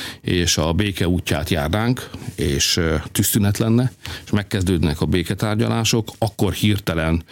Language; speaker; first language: Hungarian; native; Hungarian